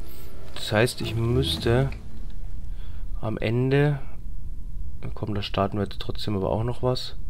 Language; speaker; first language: German; native; German